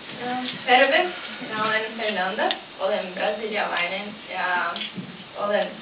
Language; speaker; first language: Finnish; non-native, learner; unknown